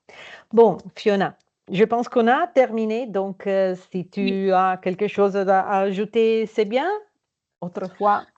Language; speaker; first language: French; non-native, fluent; Italian